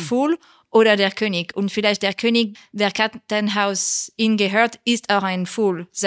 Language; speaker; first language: German; non-native, learner; French